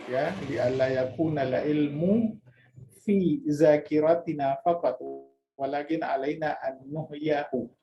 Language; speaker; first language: Arabic; non-native, fluent; Indonesian